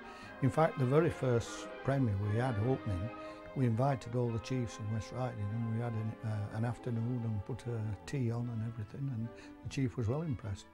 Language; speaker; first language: English; native; English